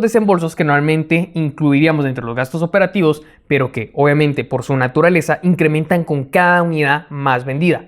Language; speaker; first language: Spanish; native; Spanish